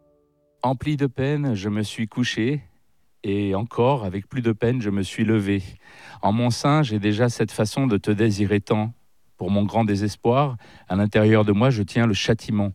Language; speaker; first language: French; native; French